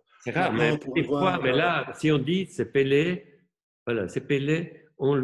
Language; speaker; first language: French; non-native, local second language; German